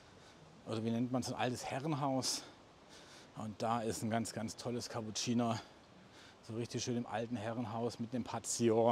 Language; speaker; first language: German; native; German